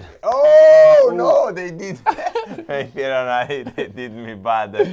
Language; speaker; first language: English; non-native, fluent; Spanish